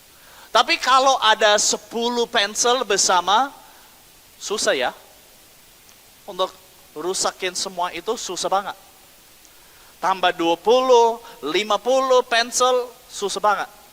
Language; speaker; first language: Indonesian; non-native, fluent; English